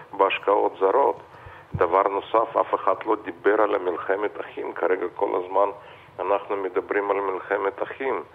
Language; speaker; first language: Hebrew; non-native, fluent; Russian